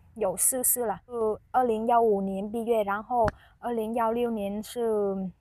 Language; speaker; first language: Chinese; non-native, fluent; Vietnamese